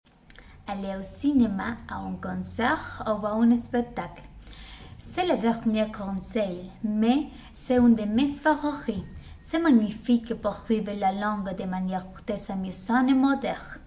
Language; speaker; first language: French; non-native, learner; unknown